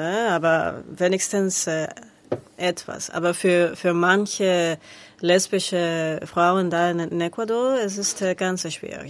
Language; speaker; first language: German; non-native, learner; Spanish